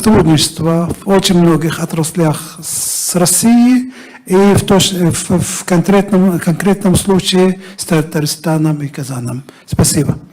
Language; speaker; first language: Russian; non-native, fluent; Arabic